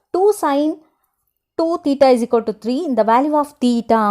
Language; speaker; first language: English; non-native, local second language; Kannada